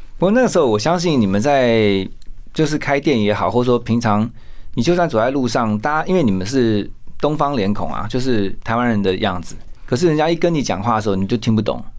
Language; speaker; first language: Chinese; native; Chinese